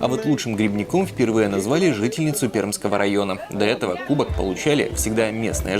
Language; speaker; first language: Russian; native; Russian